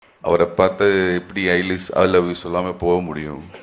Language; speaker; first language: Tamil; non-native, learner; Malayalam